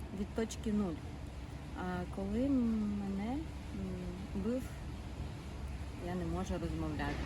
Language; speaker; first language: Ukrainian; non-native, local second language; Russian